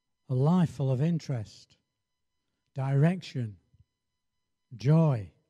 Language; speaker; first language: English; native; English